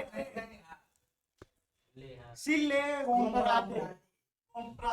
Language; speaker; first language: Italian; non-native, learner; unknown